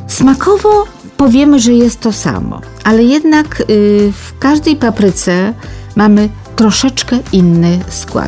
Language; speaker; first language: Polish; native; Polish